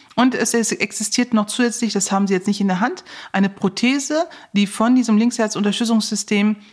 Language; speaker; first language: German; native; German